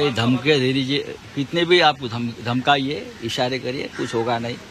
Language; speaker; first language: Hindi; non-native, local second language; Marathi